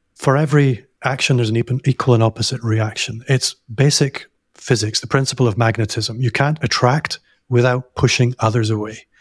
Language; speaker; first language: English; native; English